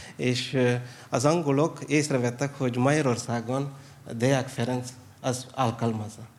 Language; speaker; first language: Hungarian; non-native, fluent; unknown